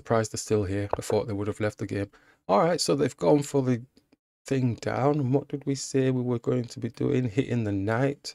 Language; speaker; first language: English; native; English